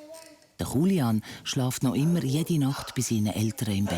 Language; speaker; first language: German; native; German